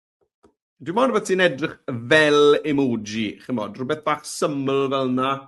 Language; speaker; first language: Welsh; native; Welsh